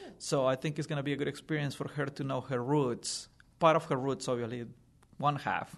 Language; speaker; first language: English; non-native, fluent; Spanish